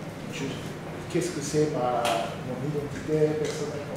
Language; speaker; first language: French; non-native, learner; Japanese